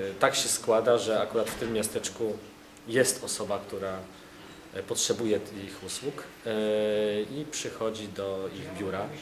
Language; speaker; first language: Polish; native; Polish